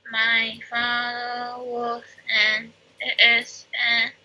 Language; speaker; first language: English; non-native, learner; Chinese